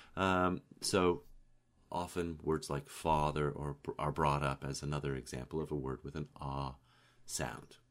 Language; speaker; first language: English; native; English